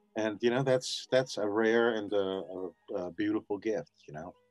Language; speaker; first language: English; native; English